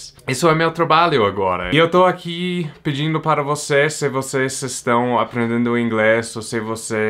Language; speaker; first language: Portuguese; non-native, fluent; English